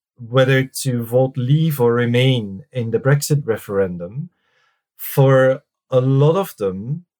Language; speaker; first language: English; non-native, fluent; Dutch